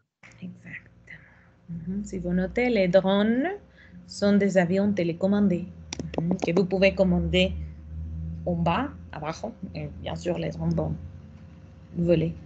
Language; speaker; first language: French; non-native, fluent; Spanish